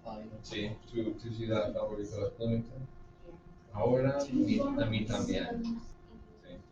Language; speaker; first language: Spanish; non-native, fluent; English